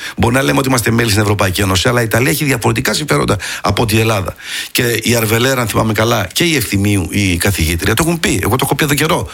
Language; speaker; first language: Greek; early bilingual, heritage; Greek